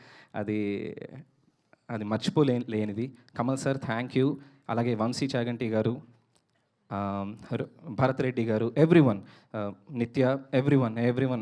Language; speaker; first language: Telugu; native; Telugu